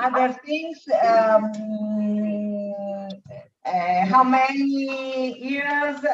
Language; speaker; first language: English; non-native, learner; Italian